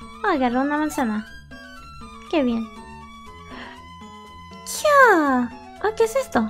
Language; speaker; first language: Spanish; early bilingual, heritage; Spanish